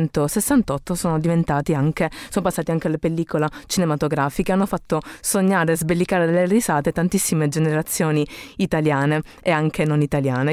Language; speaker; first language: Italian; native; Italian